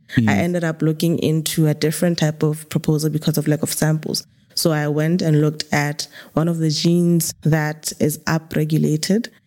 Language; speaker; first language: English; non-native, local second language; Tswana